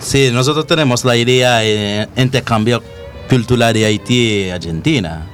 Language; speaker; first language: Spanish; non-native, learner; Haitian Creole